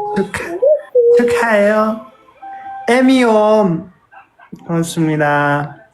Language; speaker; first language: Korean; non-native, fluent; Nepali